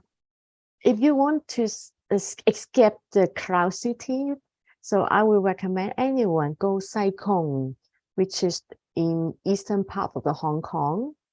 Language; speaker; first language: English; non-native, fluent; Cantonese